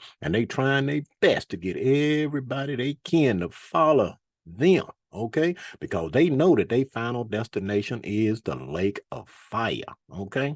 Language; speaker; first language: English; native; English